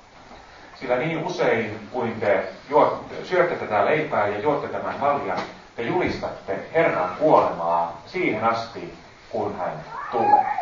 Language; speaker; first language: Finnish; native; Finnish